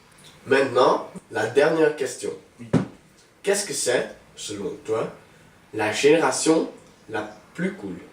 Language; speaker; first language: French; non-native, learner; Dutch